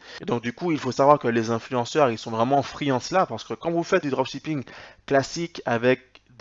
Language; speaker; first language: French; native; French